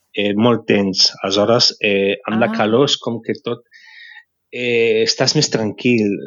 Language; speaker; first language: Catalan; native; Catalan